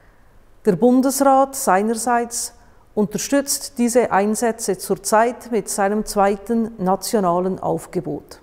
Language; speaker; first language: German; native; German